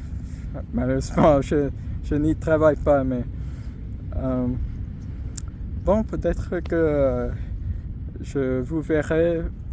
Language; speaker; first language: French; non-native, fluent; English